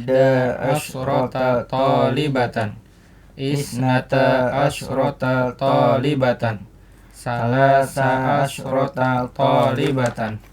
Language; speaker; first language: Arabic; non-native, learner; Indonesian